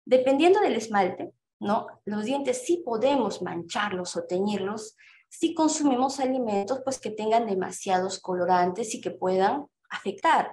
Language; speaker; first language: Spanish; native; Spanish